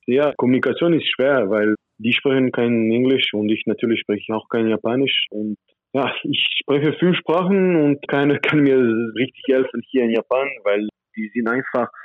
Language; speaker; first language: German; non-native, fluent; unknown